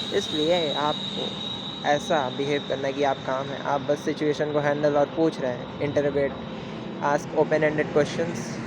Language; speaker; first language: Hindi; native; Hindi